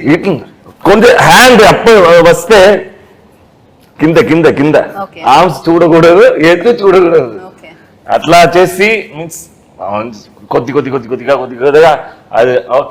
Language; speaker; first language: Telugu; non-native, learner; Tamil